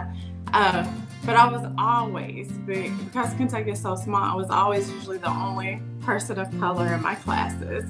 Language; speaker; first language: English; native; English